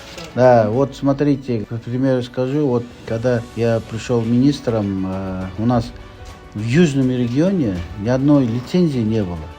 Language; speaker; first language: Russian; non-native, local second language; Kyrgyz